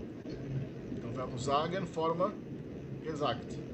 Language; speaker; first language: German; non-native, fluent; Portuguese